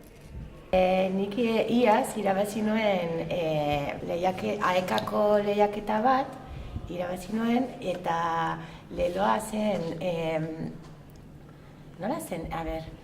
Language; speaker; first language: Basque; non-native, learner; French